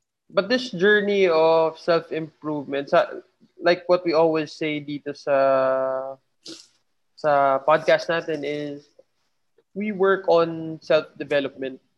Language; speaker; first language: English; non-native, local second language; Filipino